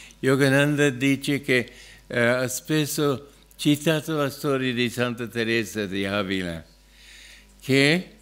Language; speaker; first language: Italian; non-native, fluent; English